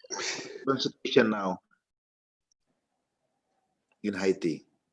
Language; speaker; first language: English; non-native, learner; Indonesian